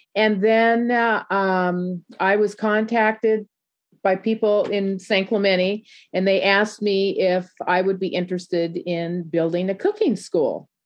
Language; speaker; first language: English; native; English